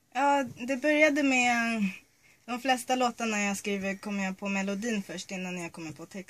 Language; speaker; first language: Swedish; early bilingual, other home language; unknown